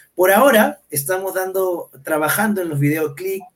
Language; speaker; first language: Spanish; native; Spanish